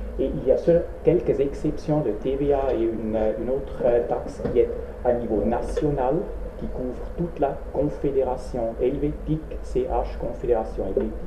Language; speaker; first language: French; non-native, local second language; Swiss German